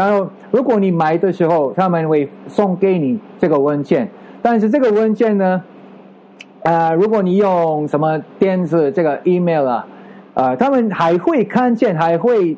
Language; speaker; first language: Chinese; non-native, fluent; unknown